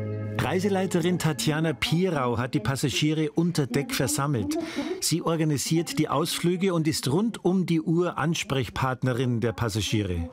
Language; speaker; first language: German; native; German